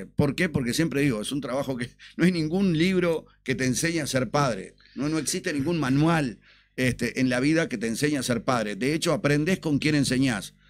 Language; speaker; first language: Spanish; native; Spanish